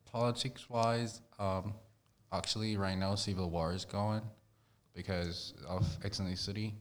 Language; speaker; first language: English; non-native, fluent; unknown